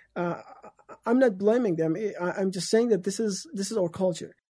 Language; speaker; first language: English; non-native, fluent; Persian